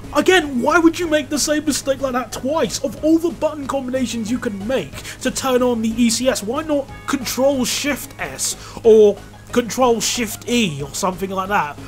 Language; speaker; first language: English; native; English